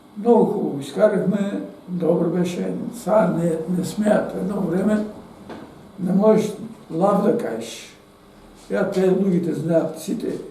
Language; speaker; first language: Bulgarian; native; Bulgarian